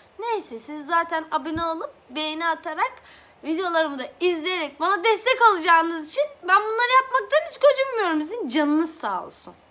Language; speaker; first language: Turkish; early bilingual, other home language; Azerbaijani